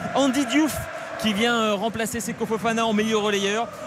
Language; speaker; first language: French; native; French